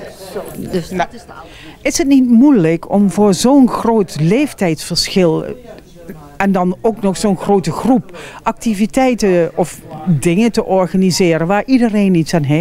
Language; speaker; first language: Dutch; native; Dutch